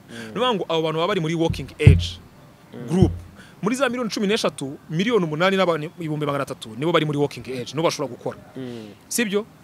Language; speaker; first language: Kinyarwanda; native; Kinyarwanda